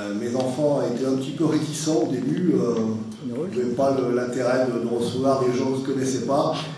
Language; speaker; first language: French; native; French